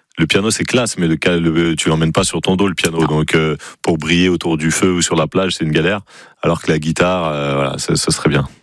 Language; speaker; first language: French; native; French